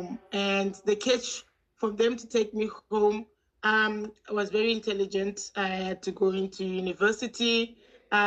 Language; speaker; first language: English; non-native, local second language; Shona